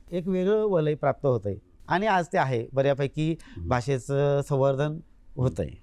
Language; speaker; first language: Marathi; native; Marathi